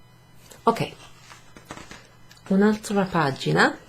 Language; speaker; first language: Italian; non-native, fluent; English